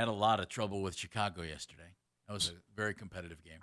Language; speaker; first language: English; native; English